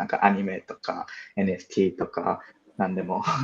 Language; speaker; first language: Japanese; non-native, fluent; English